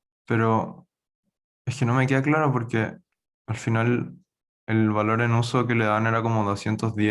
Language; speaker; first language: Spanish; native; Spanish